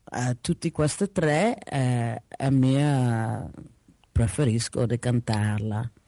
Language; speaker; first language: Italian; non-native, learner; English